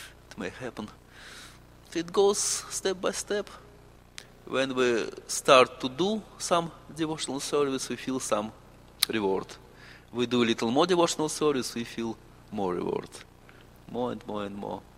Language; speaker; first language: English; non-native, fluent; Russian